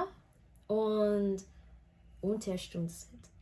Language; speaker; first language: German; non-native, learner; English